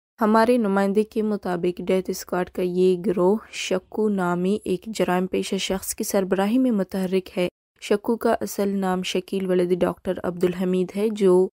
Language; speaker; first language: Urdu; non-native, local second language; Baluchi